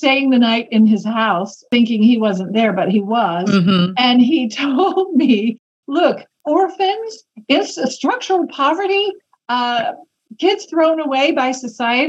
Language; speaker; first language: English; native; English